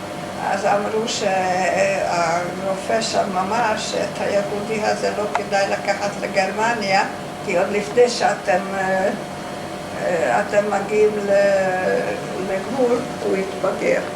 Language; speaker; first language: Hebrew; non-native, fluent; Hungarian